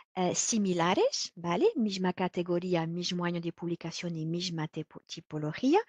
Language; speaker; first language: Spanish; non-native, fluent; French